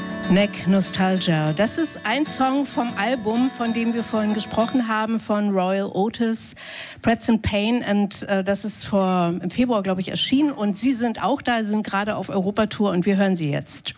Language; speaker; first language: German; native; German